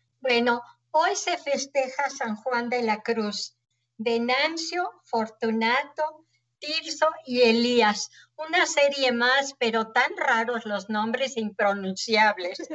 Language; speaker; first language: Spanish; native; Spanish